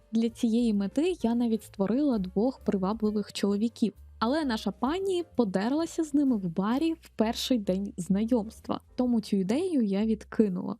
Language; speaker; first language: Ukrainian; non-native, local second language; Russian